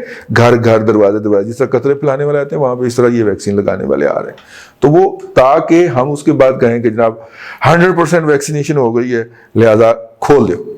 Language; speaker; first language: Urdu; non-native, local second language; Punjabi